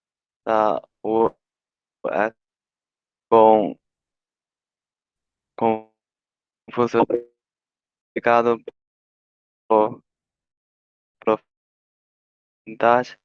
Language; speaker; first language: Portuguese; non-native, learner; Chinese